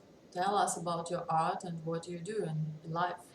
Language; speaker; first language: English; non-native, learner; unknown